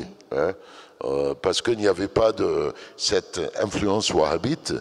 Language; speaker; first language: French; non-native, fluent; Arabic